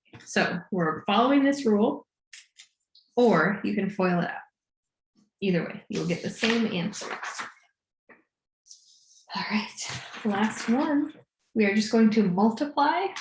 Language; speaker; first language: English; native; English